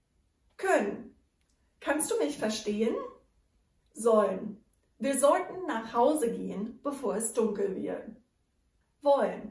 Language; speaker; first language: German; non-native, fluent; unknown